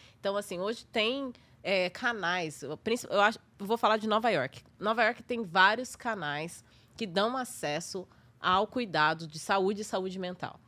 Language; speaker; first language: Portuguese; native; Portuguese